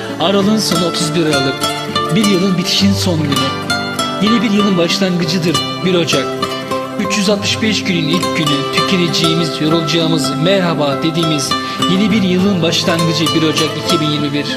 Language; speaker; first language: Turkish; native; Turkish